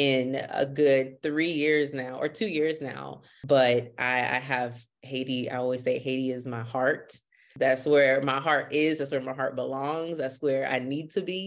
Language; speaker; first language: English; early bilingual, other home language; Haitian Creole